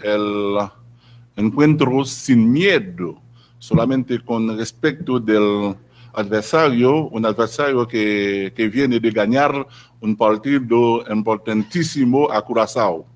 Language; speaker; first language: Spanish; non-native, learner; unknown